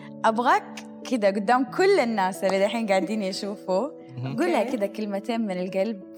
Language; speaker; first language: Arabic; native; Arabic